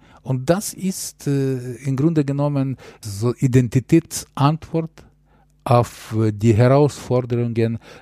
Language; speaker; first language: German; non-native, fluent; Ukrainian